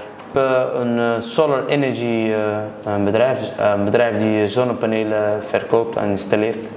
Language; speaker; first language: Dutch; early bilingual, other home language; Somali